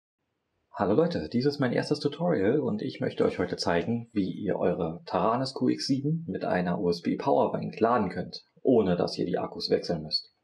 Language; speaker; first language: German; native; German